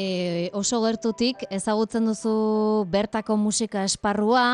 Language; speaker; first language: Basque; native; Basque